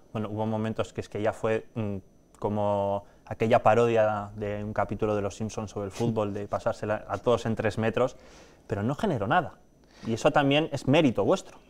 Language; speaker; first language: Spanish; native; Spanish